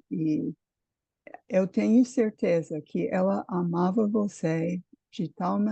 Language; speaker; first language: Portuguese; non-native, fluent; English